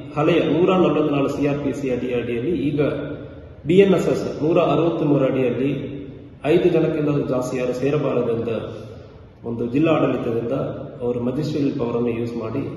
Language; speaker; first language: Kannada; native; Kannada